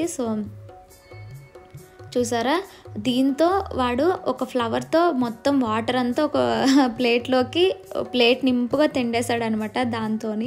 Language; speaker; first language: Telugu; native; Telugu